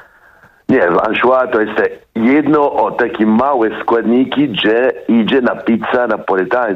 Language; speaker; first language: Polish; non-native, fluent; Italian